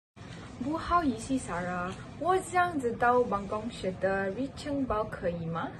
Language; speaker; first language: Chinese; non-native, learner; Malay